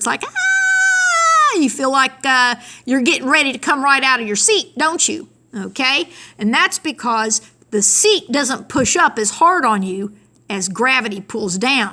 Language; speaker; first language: English; native; English